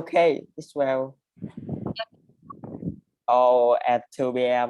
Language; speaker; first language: English; non-native, learner; Vietnamese